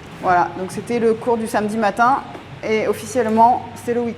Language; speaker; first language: French; native; French